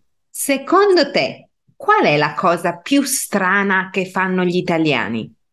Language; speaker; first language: Italian; native; Italian